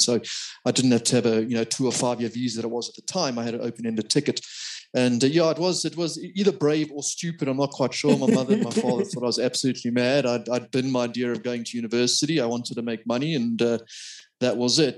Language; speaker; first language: English; native; English